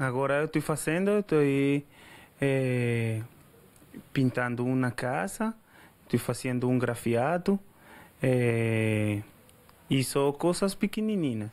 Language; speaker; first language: Portuguese; non-native, learner; Spanish